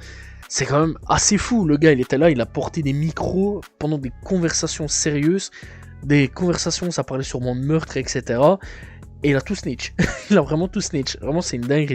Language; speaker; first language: French; native; French